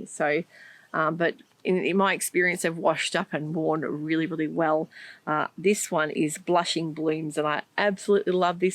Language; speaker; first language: English; native; English